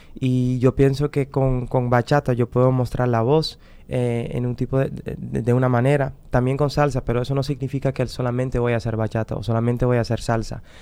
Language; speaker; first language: Spanish; early bilingual, heritage; Spanish